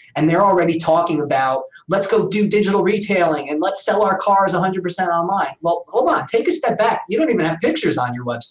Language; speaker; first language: English; native; English